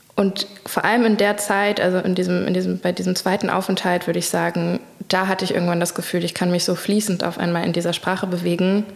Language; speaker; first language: German; native; German